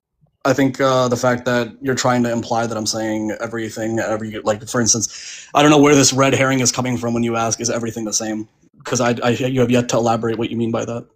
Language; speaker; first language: English; early bilingual, heritage; Punjabi